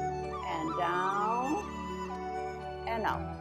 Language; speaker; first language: English; native; English